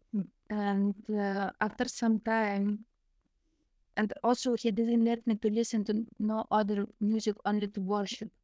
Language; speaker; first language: English; non-native, fluent; Lithuanian